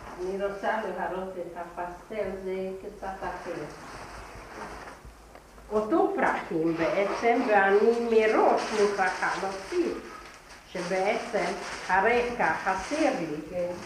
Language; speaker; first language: Hebrew; non-native, fluent; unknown